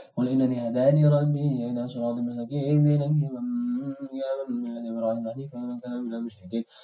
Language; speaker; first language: Arabic; non-native, learner; Indonesian